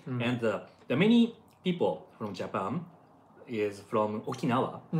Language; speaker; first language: English; non-native, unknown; Japanese